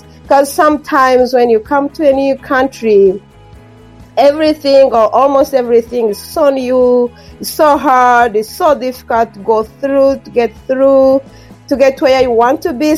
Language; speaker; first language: English; non-native, local second language; Kinyarwanda